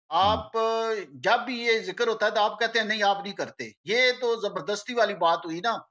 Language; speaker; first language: Urdu; native; Urdu